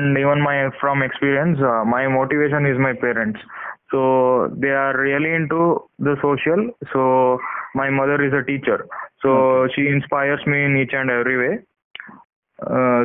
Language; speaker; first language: English; non-native, local second language; Kannada